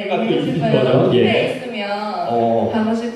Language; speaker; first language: Korean; non-native, learner; Japanese